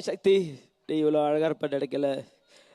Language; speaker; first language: Tamil; native; Tamil